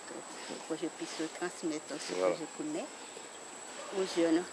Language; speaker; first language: French; non-native, local second language; Guadeloupean Creole French